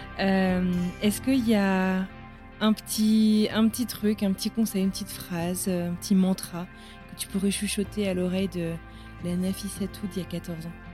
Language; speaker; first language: French; native; French